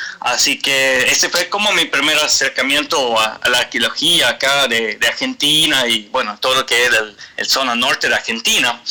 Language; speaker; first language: Spanish; non-native, fluent; Swedish